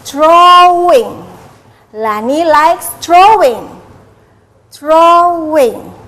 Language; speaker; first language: English; non-native, learner; Indonesian